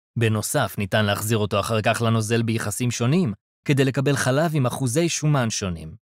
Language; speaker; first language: Hebrew; native; Hebrew